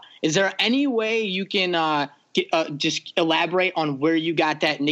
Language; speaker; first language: English; native; English